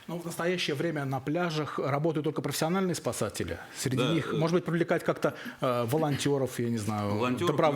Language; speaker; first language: Russian; native; Russian